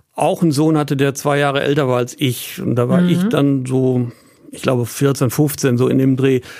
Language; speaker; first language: German; native; German